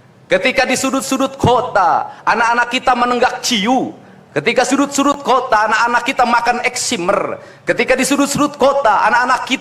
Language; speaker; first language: Indonesian; native; Indonesian